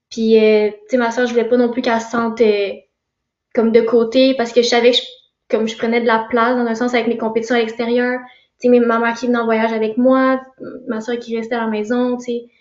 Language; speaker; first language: French; native; French